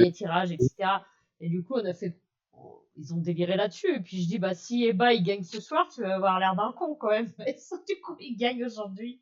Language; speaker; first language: French; native; French